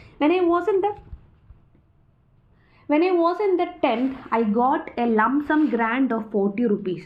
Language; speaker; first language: English; non-native, local second language; Malayalam